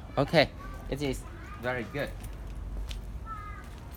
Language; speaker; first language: English; non-native, learner; Vietnamese